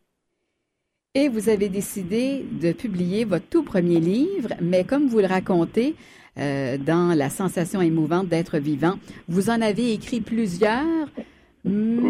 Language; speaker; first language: French; native; French